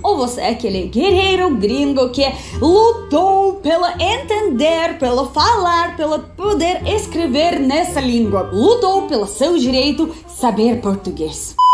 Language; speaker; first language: Portuguese; non-native, fluent; Russian